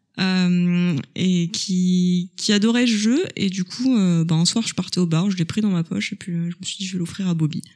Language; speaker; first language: French; native; French